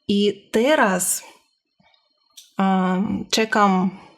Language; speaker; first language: Polish; non-native, fluent; Russian